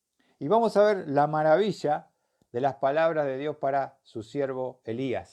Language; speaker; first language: Spanish; native; Spanish